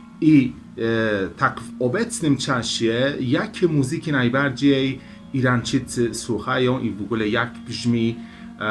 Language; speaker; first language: Polish; non-native, learner; Persian